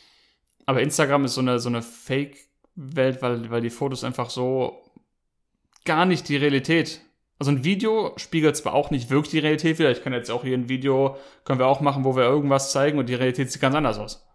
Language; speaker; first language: German; native; German